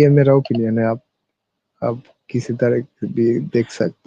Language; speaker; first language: Hindi; non-native, learner; Bangla